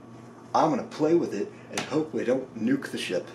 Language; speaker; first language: English; native; English